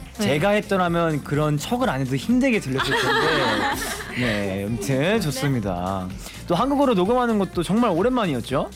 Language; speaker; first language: Korean; early bilingual, heritage; Korean